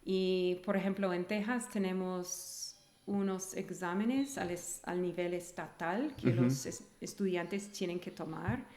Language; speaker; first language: Spanish; non-native, fluent; English